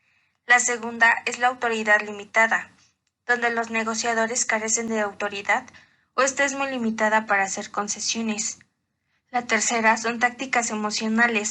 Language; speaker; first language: Spanish; native; Spanish